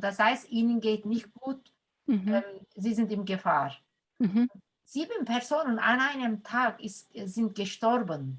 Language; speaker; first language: German; non-native, fluent; Turkish